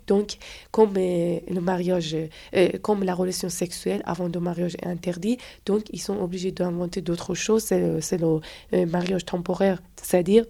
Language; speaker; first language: French; non-native, fluent; Persian